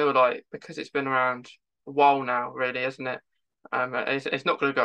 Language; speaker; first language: English; native; English